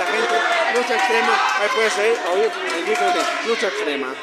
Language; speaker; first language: Spanish; native; Spanish